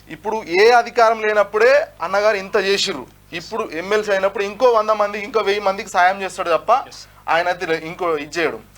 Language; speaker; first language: Telugu; non-native, local second language; Lambadi